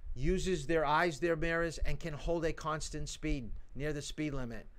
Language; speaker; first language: English; native; English